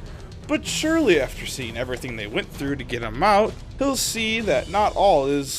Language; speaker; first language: English; native; English